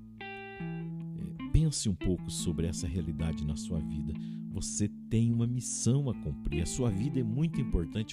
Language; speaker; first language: Portuguese; native; Portuguese